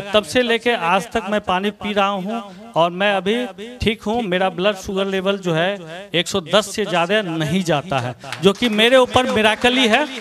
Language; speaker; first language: Hindi; native; Hindi